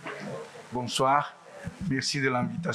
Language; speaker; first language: French; non-native, fluent; Portuguese